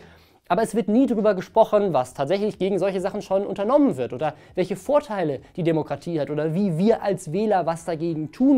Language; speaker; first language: German; native; German